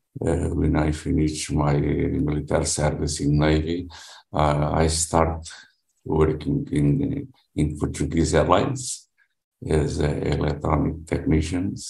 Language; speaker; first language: English; non-native, learner; Portuguese